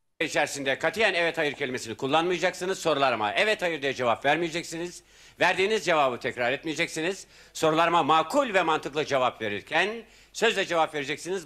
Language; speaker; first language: Turkish; non-native, learner; Ukrainian